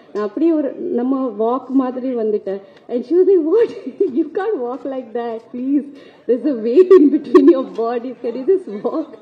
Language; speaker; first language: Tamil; non-native, learner; Marathi